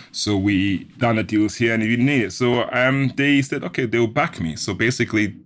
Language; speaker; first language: English; non-native, fluent; German